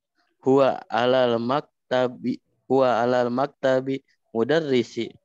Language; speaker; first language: Arabic; non-native, learner; Indonesian